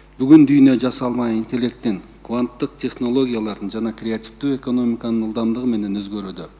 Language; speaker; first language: Kyrgyz; native; Kyrgyz